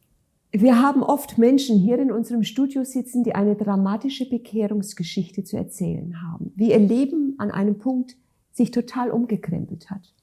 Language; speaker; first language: German; native; German